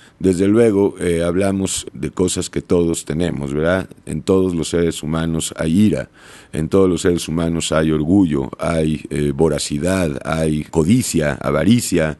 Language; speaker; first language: Spanish; native; Spanish